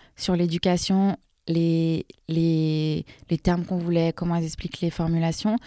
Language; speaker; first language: French; native; French